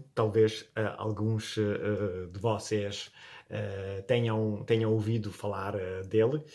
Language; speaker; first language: Portuguese; non-native, fluent; Italian